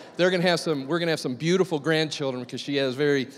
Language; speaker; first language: English; native; English